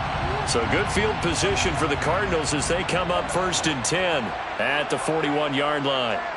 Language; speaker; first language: English; native; English